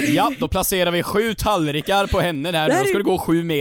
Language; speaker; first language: Swedish; native; Swedish